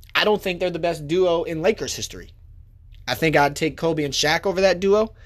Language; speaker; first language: English; native; English